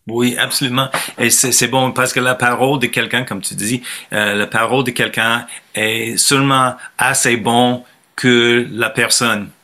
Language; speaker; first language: French; non-native, fluent; English